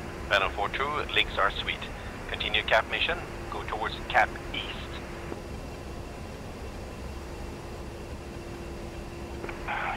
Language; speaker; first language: English; non-native, fluent; Swedish